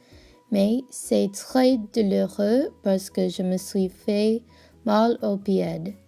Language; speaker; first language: French; non-native, learner; English